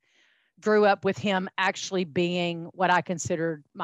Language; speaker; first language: English; native; English